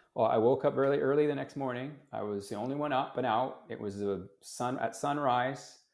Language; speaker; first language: English; native; English